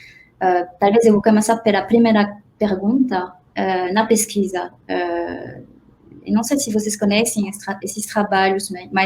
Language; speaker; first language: Portuguese; non-native, fluent; French